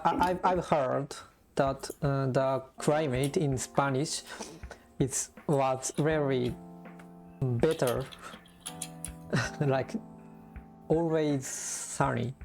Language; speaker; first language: English; non-native, learner; Japanese